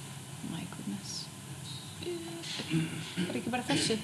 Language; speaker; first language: Icelandic; non-native, fluent; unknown